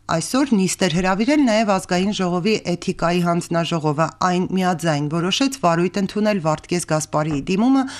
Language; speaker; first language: Armenian; native; Armenian